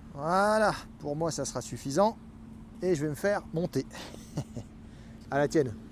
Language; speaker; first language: French; native; French